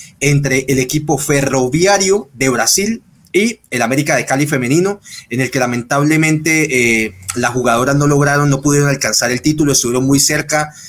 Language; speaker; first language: Spanish; native; Spanish